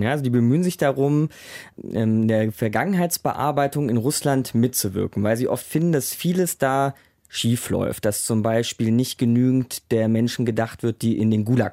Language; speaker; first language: German; native; German